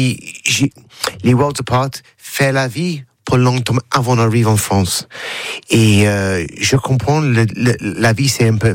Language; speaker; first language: French; non-native, learner; English